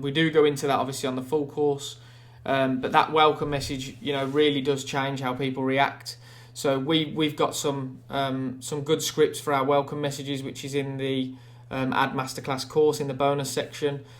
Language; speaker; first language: English; native; English